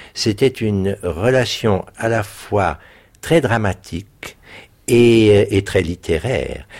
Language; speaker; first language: French; early bilingual, other home language; German